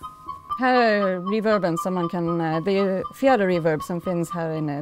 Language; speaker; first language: Swedish; non-native, fluent; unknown